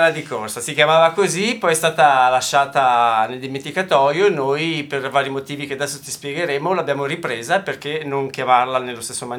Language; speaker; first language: Italian; native; Italian